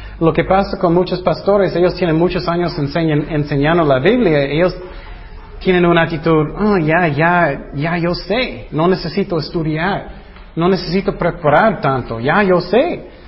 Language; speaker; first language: Spanish; non-native, fluent; English